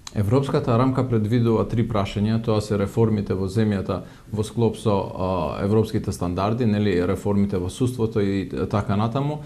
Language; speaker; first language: Macedonian; non-native, local second language; Albanian